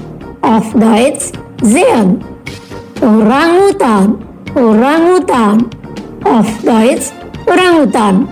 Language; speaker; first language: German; non-native, fluent; Indonesian